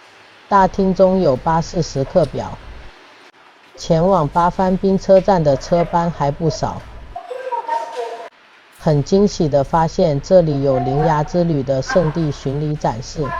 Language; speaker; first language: Chinese; native; Chinese